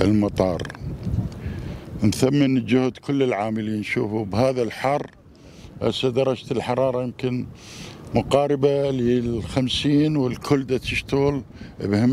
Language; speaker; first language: Arabic; native; Arabic